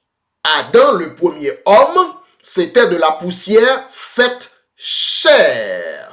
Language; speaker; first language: French; non-native, local second language; Haitian Creole